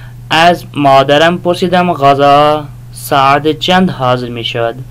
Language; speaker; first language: Persian; non-native, fluent; Urdu